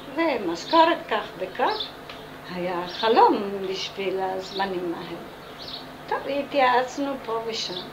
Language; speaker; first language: Hebrew; non-native, fluent; Italian